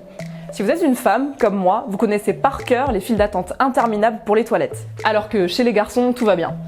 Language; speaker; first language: French; native; French